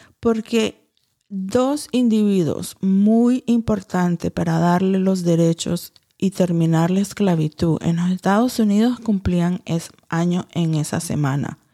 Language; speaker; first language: Spanish; early bilingual, heritage; Spanish